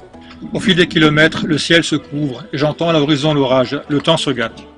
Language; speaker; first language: French; native; French